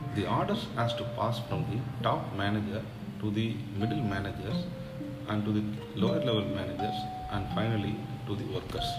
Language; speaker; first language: English; non-native, local second language; Tamil